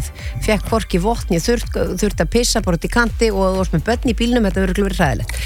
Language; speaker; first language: Icelandic; native; Icelandic